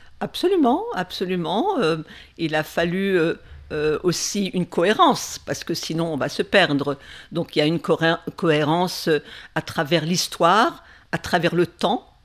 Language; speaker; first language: French; native; French